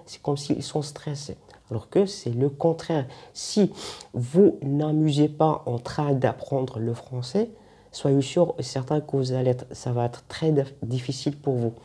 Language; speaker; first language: French; non-native, local second language; Arabic